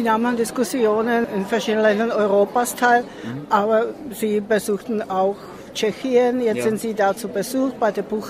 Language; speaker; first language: German; non-native, fluent; Czech